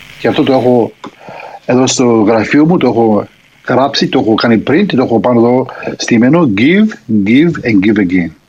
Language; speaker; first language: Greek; early bilingual, heritage; Greek